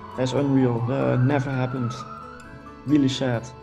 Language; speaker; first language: English; non-native, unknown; Dutch